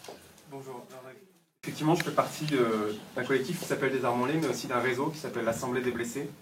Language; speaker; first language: French; native; French